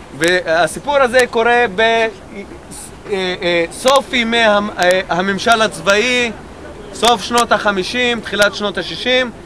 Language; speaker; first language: Hebrew; non-native, local second language; Arabic